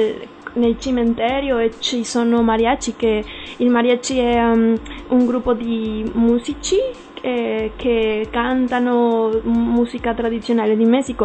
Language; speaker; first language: Italian; non-native, learner; Spanish